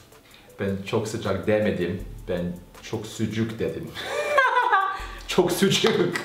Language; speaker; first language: Turkish; non-native, learner; Korean